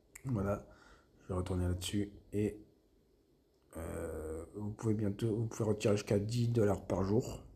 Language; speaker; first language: French; native; French